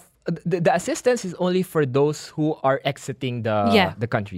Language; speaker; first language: English; non-native, local second language; Filipino